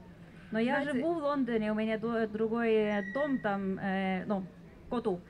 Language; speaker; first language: Russian; non-native, fluent; Estonian